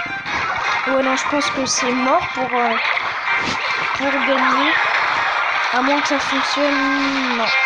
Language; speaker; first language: French; native; French